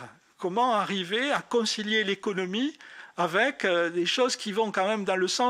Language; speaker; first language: French; native; French